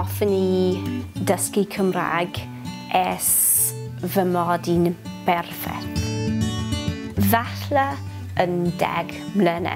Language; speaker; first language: Welsh; non-native, learner; English